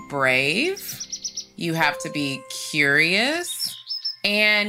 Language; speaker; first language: English; native; English